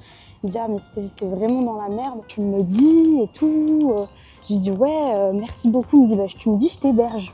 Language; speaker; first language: French; native; French